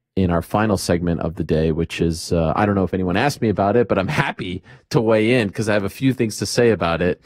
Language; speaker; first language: English; native; English